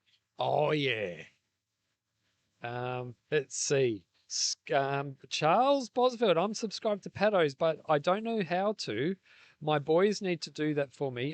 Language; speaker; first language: English; native; English